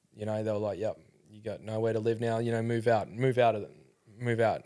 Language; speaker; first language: English; native; English